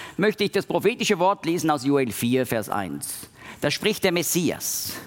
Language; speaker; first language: German; native; German